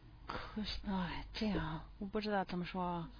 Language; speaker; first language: Chinese; non-native, learner; English